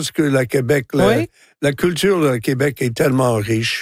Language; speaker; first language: French; non-native, local second language; English